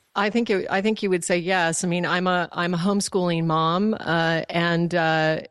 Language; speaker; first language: English; native; English